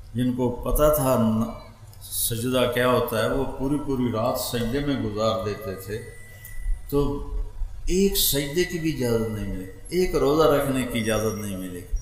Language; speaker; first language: Urdu; non-native, local second language; Punjabi